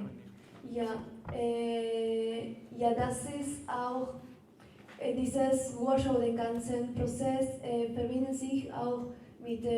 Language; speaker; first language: German; non-native, learner; Spanish